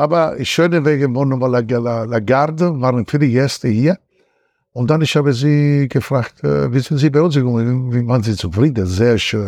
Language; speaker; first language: German; non-native, learner; Italian